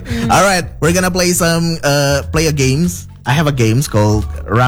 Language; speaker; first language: English; non-native, fluent; Indonesian